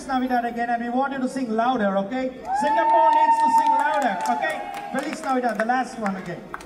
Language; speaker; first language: English; non-native, local second language; Sinhala